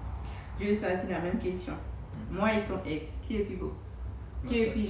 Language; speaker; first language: French; non-native, learner; Haitian Creole